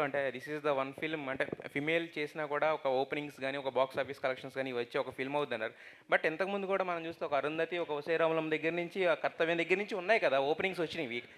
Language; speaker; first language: Telugu; native; Telugu